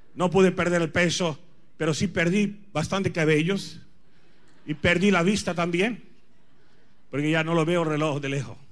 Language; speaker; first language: Spanish; non-native, fluent; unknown